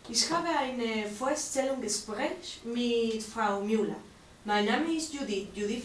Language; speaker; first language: German; non-native, learner; Spanish